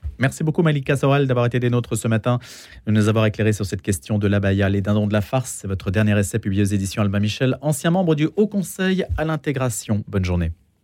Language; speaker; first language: French; native; French